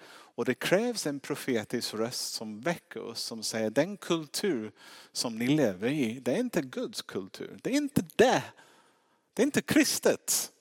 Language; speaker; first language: Swedish; non-native, fluent; English